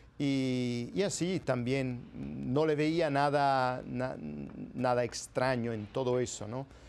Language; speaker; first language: Spanish; non-native, fluent; Italian